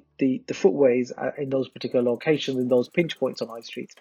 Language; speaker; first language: English; native; English